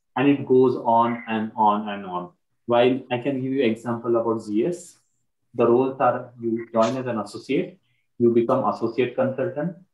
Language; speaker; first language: English; non-native, local second language; Marathi